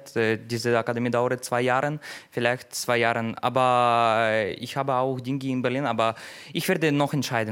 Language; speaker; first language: German; non-native, learner; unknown